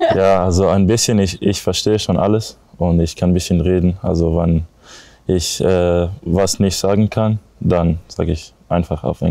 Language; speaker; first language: German; non-native, learner; English